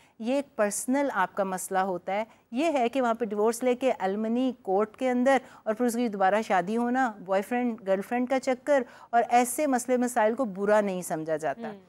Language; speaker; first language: Urdu; non-native, local second language; Punjabi